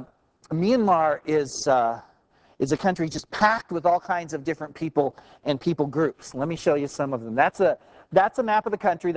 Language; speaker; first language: English; native; English